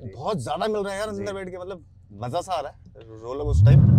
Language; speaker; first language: Hindi; native; Hindi